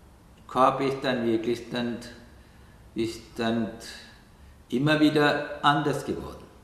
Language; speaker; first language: German; non-native, learner; Sinhala